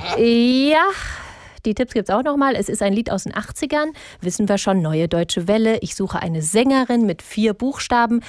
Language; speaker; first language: German; native; German